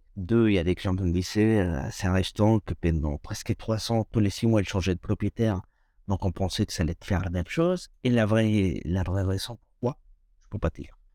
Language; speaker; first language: French; non-native, fluent; Spanish